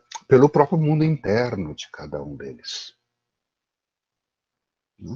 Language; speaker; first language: Portuguese; native; Portuguese